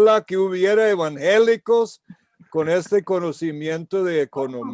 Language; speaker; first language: Spanish; non-native, fluent; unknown